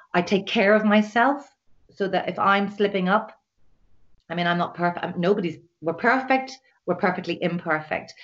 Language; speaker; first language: English; native; English